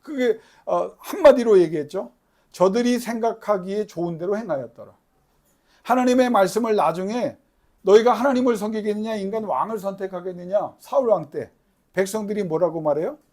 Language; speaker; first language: Korean; native; Korean